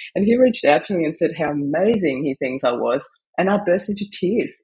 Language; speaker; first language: English; non-native, fluent; German